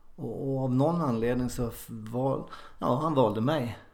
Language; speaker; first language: Swedish; native; Swedish